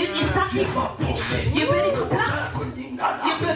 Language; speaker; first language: Dutch; non-native, fluent; French